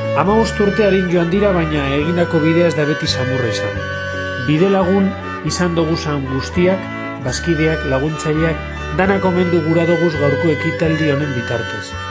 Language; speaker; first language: Basque; native; Basque